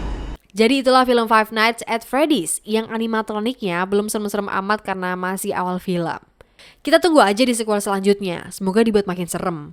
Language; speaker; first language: Indonesian; native; Indonesian